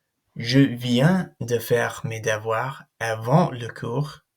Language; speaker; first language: French; non-native, fluent; English